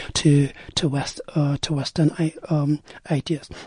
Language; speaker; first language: English; non-native, local second language; Zulu